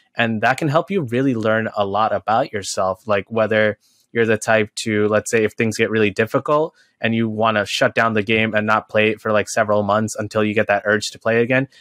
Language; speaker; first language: English; native; English